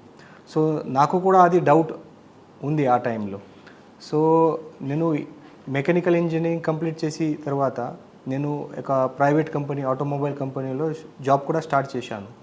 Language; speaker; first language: Telugu; non-native, learner; Marathi